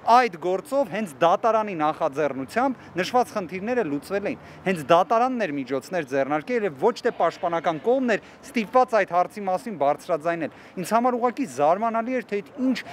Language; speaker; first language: Armenian; native; Armenian